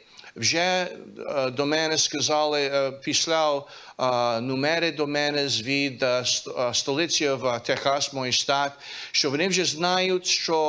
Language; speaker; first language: Ukrainian; early bilingual, heritage; Ukrainian